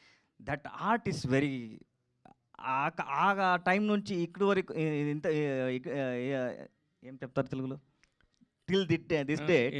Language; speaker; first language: Telugu; non-native, learner; Kannada